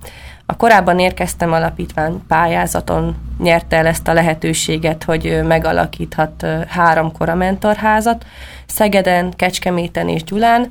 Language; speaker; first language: Hungarian; native; Hungarian